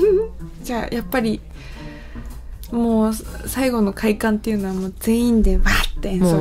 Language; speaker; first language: Japanese; native; Japanese